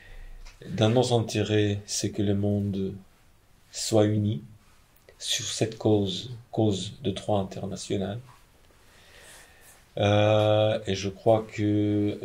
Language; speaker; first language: French; non-native, fluent; Ukrainian